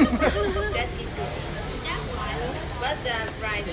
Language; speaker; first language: English; non-native, local second language; Vietnamese